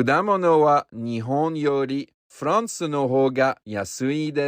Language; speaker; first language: Japanese; non-native, learner; English